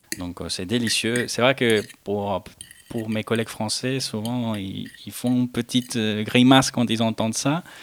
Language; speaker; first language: French; non-native, fluent; Spanish